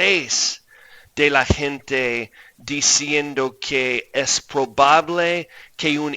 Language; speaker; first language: Spanish; non-native, fluent; English